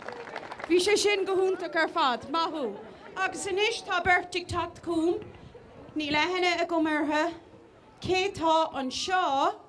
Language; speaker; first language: Irish; native; Irish